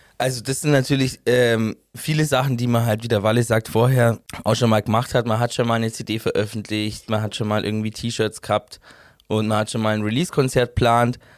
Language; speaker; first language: German; native; German